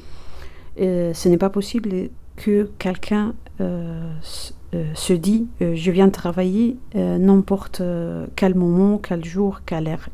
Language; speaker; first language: French; non-native, learner; Arabic